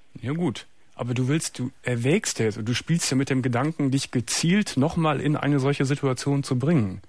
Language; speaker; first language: German; native; German